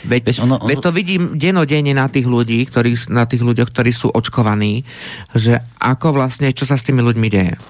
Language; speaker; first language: Slovak; native; Slovak